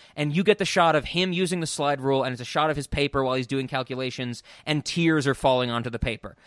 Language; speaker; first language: English; native; English